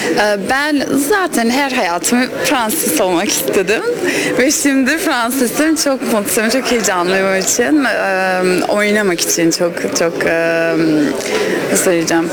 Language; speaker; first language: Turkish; non-native, learner; English